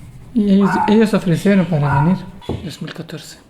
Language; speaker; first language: Spanish; non-native, learner; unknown